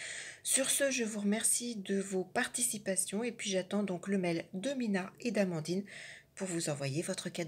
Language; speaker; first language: French; native; French